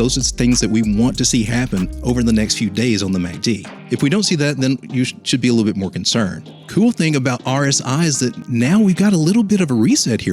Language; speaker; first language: English; native; English